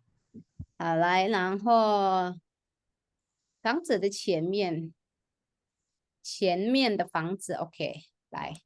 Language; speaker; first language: Chinese; non-native, fluent; Indonesian